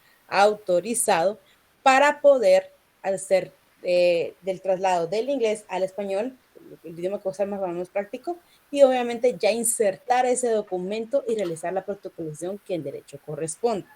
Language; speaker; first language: Spanish; native; Spanish